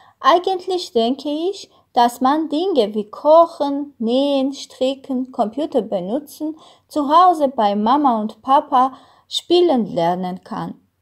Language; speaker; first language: German; non-native, learner; Armenian